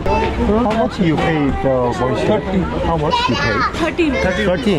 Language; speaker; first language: English; non-native, learner; Korean